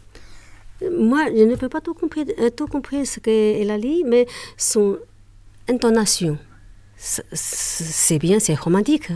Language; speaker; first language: French; non-native, learner; Chinese